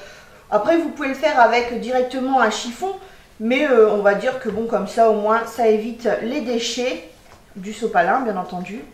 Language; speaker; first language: French; native; French